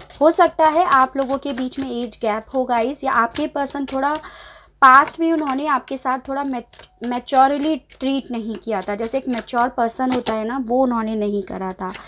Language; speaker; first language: Hindi; native; Hindi